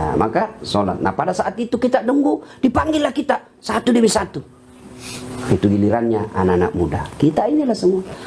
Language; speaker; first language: Indonesian; non-native, local second language; Buginese